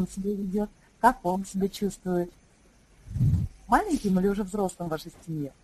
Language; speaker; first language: Russian; native; Russian